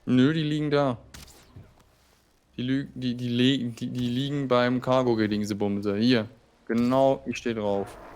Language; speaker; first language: German; native; German